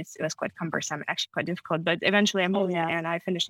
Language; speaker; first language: English; non-native, fluent; Russian